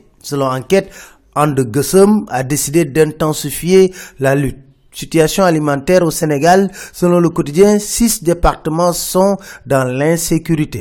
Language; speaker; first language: French; non-native, local second language; Wolof